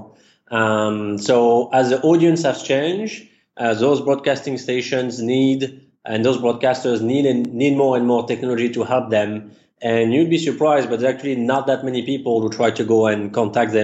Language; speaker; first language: English; non-native, fluent; French